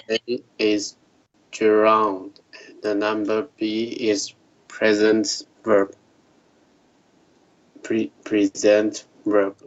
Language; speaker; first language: English; non-native, learner; Chinese